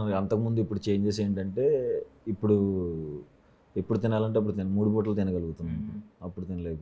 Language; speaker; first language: Telugu; native; Telugu